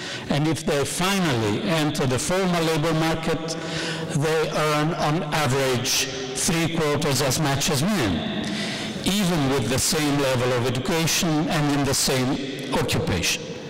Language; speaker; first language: English; non-native, fluent; Italian